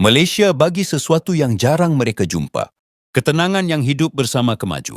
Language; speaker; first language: Malay; native; Malay